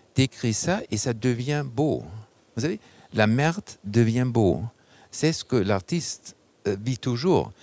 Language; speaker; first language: French; non-native, fluent; German